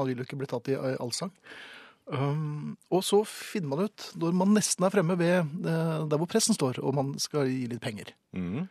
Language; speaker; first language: Norwegian; native; Norwegian